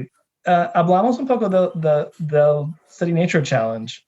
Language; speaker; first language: Spanish; non-native, fluent; English